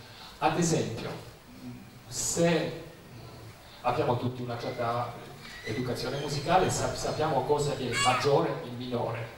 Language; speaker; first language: Italian; non-native, fluent; Polish